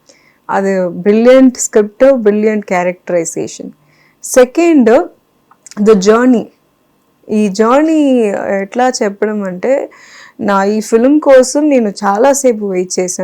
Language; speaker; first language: Telugu; non-native, fluent; Kannada